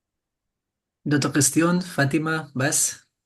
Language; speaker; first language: French; non-native, fluent; Catalan